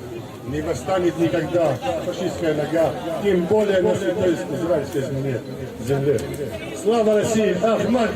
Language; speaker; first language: Russian; native; Russian